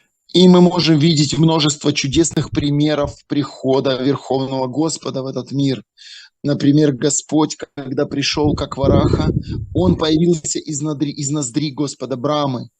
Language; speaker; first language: Russian; native; Russian